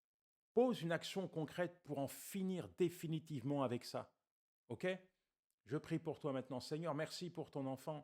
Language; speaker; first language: French; native; French